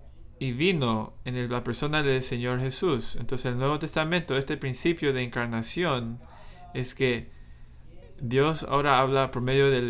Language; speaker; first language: Spanish; non-native, fluent; English